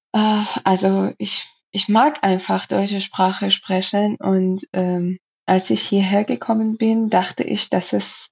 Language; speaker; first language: German; non-native, learner; Persian